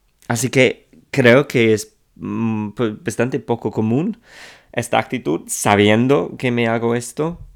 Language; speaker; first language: Spanish; non-native, fluent; English